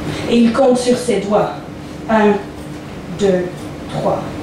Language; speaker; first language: French; non-native, local second language; Dutch